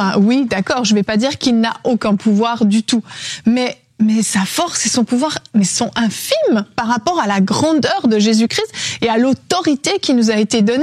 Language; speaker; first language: French; native; French